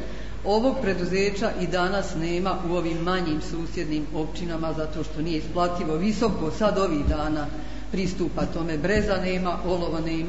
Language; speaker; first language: Croatian; native; Croatian